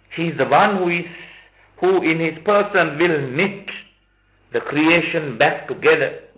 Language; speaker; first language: English; non-native, local second language; Sinhala